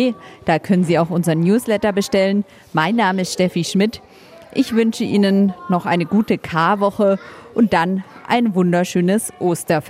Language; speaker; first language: German; native; German